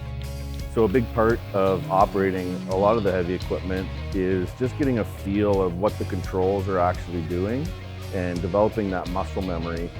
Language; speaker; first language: English; native; English